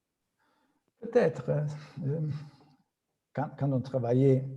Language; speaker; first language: French; non-native, fluent; Italian